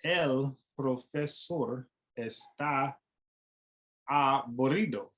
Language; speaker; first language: Spanish; non-native, learner; English